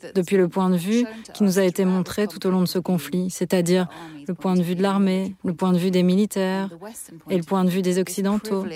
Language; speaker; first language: French; early bilingual, other home language; Arabic